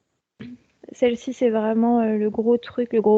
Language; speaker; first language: French; native; French